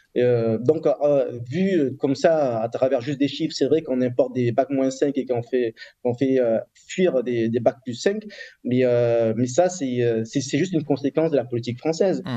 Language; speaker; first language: French; native; French